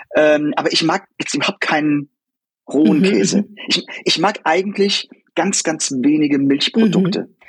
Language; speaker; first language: German; native; German